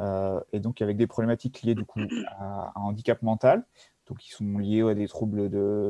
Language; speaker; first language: French; native; French